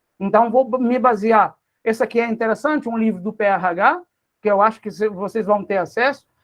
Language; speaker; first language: Portuguese; non-native, local second language; Kabuverdianu